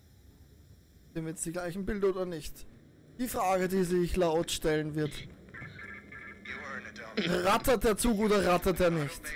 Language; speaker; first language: German; native; German